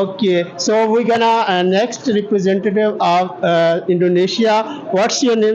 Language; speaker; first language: English; non-native, local second language; Urdu